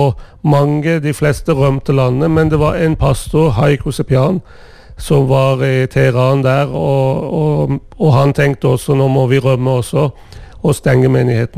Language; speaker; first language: Swedish; non-native, fluent; Persian